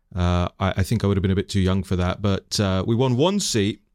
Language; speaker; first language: English; native; English